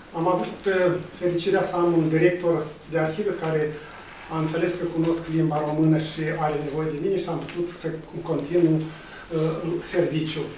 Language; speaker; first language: Romanian; native; Romanian